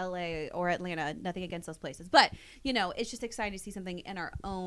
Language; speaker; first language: English; native; English